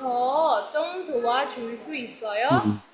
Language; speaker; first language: Korean; non-native, fluent; Burmese